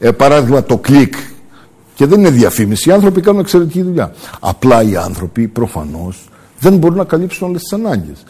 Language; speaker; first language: Greek; early bilingual, heritage; Greek